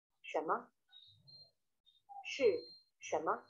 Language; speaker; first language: Chinese; non-native, learner; Vietnamese